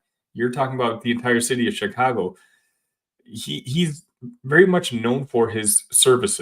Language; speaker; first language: English; native; English